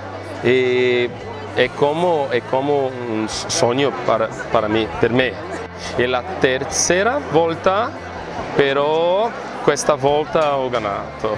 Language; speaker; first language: Italian; non-native, learner; Portuguese